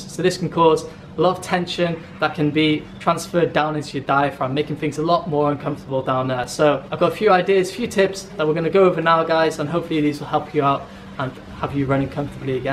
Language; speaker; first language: English; native; English